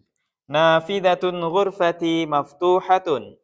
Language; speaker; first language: Arabic; non-native, learner; Indonesian